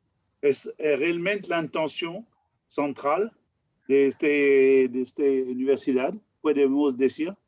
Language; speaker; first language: Spanish; non-native, learner; French